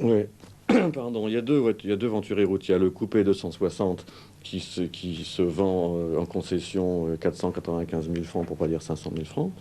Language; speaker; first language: French; native; French